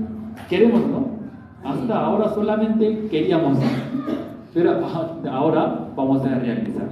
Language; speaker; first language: Spanish; non-native, learner; Korean